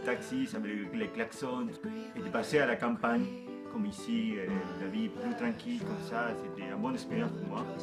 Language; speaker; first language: French; non-native, fluent; Spanish